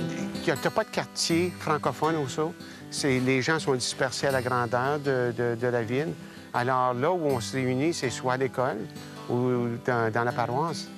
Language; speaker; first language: French; native; French